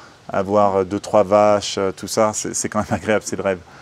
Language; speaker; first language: French; native; French